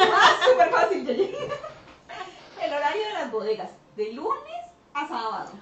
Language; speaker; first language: Spanish; native; Spanish